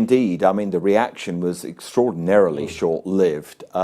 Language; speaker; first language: English; native; English